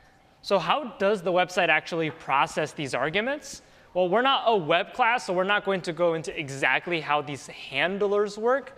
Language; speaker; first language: English; native; English